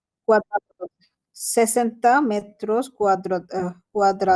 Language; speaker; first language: Spanish; non-native, learner; Bangla